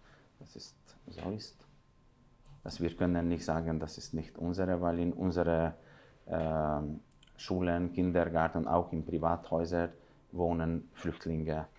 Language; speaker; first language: German; non-native, fluent; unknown